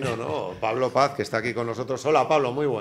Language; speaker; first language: Spanish; native; Spanish